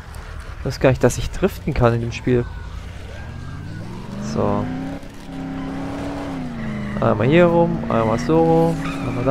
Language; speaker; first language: German; native; German